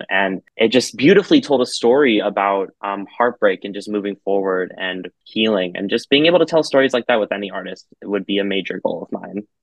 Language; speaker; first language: English; native; English